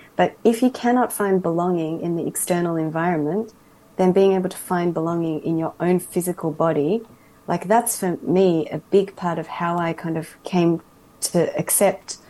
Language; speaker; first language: English; early bilingual, other home language; Japanese